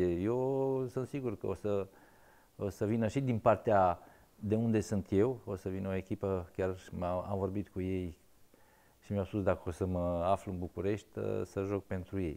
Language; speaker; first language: Romanian; non-native, local second language; Serbian